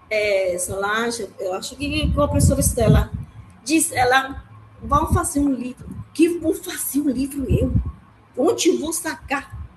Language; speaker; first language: Portuguese; non-native, learner; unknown